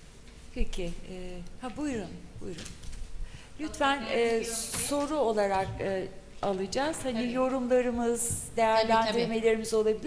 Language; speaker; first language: Turkish; native; Turkish